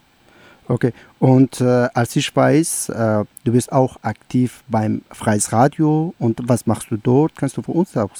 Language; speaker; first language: German; non-native, learner; Persian